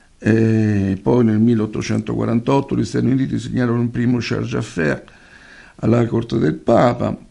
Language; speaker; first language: Italian; native; Italian